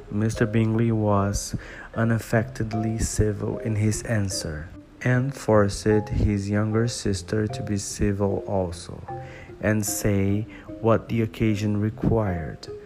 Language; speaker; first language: English; non-native, fluent; Portuguese